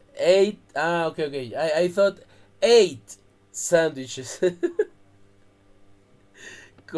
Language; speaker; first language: English; non-native, fluent; Spanish